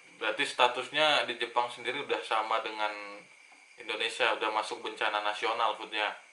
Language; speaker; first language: Indonesian; native; Indonesian